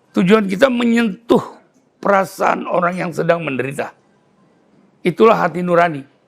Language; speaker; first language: Indonesian; native; Indonesian